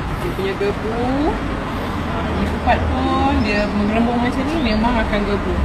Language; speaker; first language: Malay; native; Malay